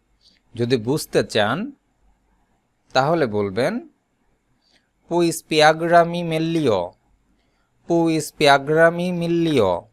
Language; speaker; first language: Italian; non-native, learner; Bangla